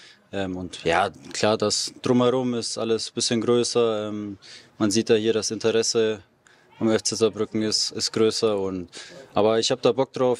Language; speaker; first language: German; native; German